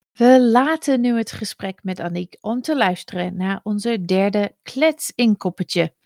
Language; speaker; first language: Dutch; non-native, fluent; English